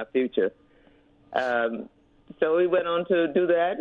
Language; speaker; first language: English; native; English